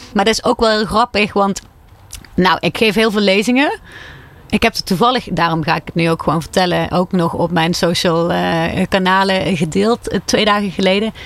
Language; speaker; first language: Dutch; native; Dutch